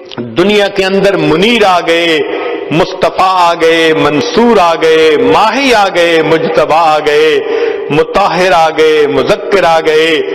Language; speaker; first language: Urdu; non-native, local second language; Punjabi